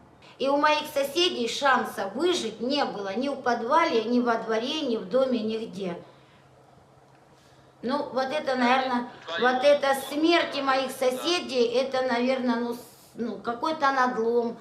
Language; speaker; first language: Russian; native; Russian